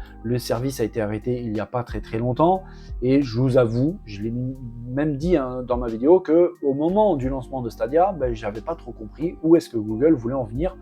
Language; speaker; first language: French; native; French